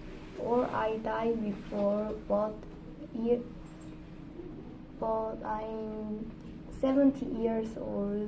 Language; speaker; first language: English; non-native, learner; Korean